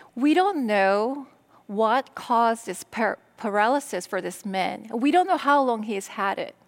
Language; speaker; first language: English; non-native, fluent; Korean